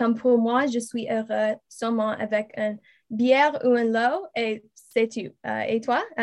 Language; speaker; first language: French; non-native, learner; English